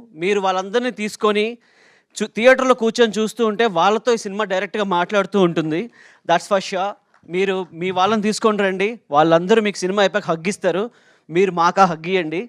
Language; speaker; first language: Telugu; native; Telugu